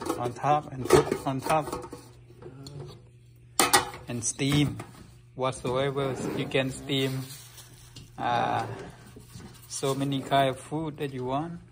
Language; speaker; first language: English; non-native, learner; Thai